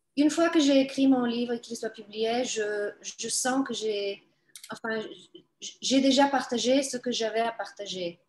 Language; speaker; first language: French; non-native, fluent; Bulgarian